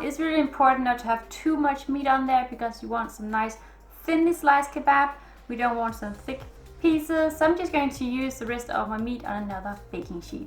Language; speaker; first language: English; non-native, fluent; Danish